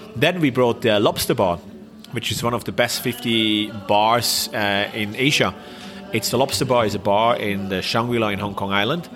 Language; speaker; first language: English; non-native, fluent; Swiss German